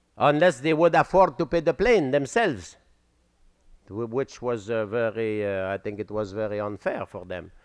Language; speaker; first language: English; non-native, fluent; French